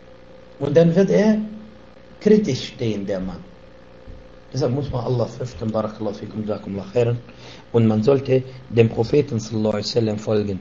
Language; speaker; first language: German; non-native, fluent; Arabic